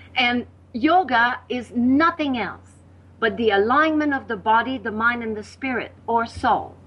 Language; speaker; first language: English; non-native, fluent; French